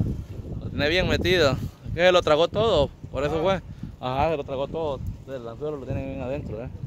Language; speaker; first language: Spanish; native; Spanish